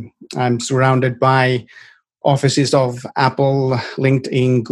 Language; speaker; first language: English; non-native, fluent; Finnish